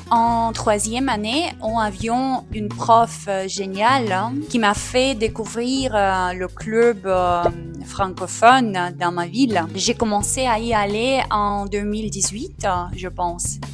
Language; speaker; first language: French; non-native, fluent; Russian